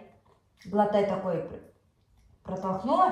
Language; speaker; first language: Russian; native; Russian